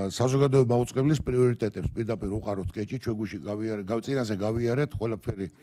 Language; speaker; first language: Georgian; native; Georgian